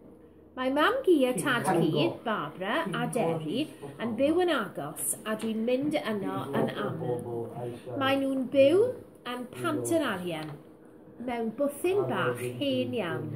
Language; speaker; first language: Welsh; non-native, local second language; English